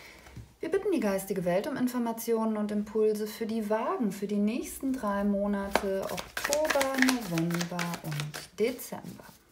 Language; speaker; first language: German; native; German